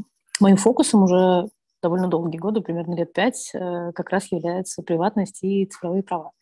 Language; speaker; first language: Russian; native; Russian